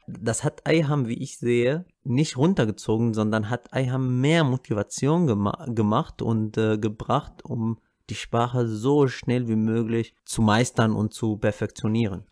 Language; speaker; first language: German; non-native, fluent; Arabic